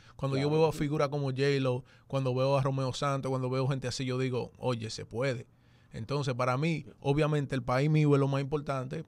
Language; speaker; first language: Spanish; early bilingual, heritage; Spanish